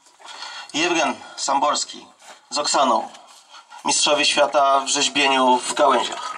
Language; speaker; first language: Polish; native; Polish